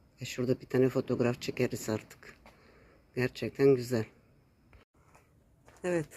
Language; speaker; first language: Turkish; early bilingual, heritage; Turkish